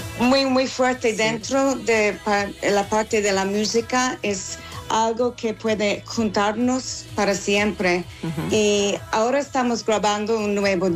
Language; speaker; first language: Spanish; non-native, learner; English